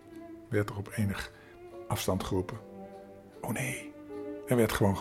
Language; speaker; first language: Dutch; native; Dutch